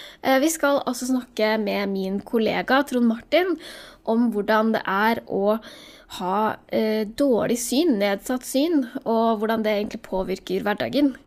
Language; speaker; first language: Norwegian; native; Norwegian